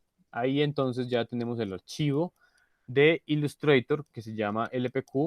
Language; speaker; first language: Spanish; native; Spanish